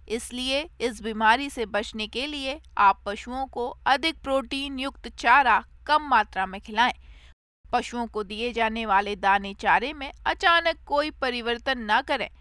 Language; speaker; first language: Hindi; native; Hindi